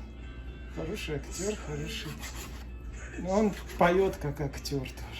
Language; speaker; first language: Russian; native; Russian